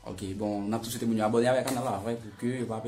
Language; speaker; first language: French; non-native, local second language; Haitian Creole